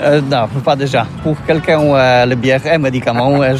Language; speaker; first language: French; non-native, learner; Polish